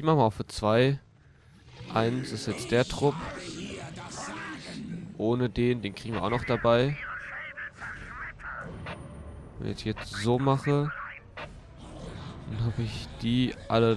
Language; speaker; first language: German; native; German